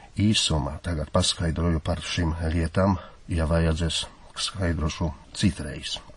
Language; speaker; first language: Latvian; non-native, fluent; Polish